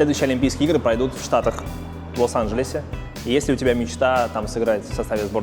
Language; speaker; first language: Russian; native; Russian